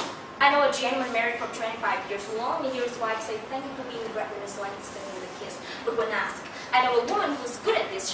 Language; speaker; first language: English; non-native, learner; Vietnamese